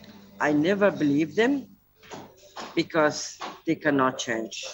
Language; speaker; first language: English; non-native, learner; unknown